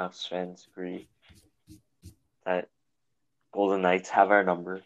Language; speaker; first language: English; native; English